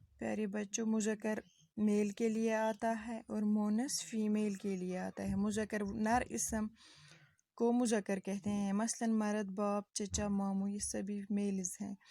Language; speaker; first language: Urdu; non-native, local second language; Kashmiri